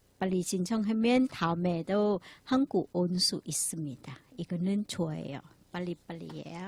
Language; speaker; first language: Korean; non-native, learner; Thai